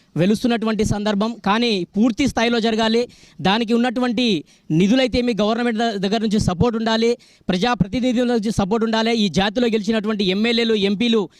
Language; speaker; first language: Telugu; non-native, local second language; Lambadi